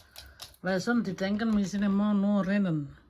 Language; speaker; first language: German; non-native, learner; Indonesian